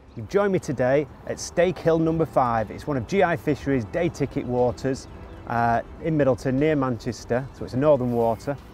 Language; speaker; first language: English; native; English